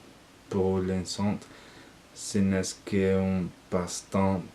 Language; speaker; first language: French; non-native, learner; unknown